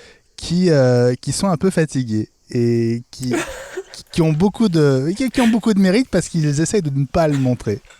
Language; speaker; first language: French; native; French